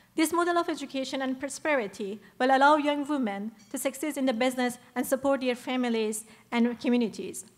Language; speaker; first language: English; non-native, fluent; Persian